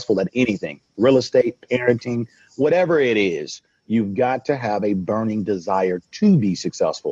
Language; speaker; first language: English; native; English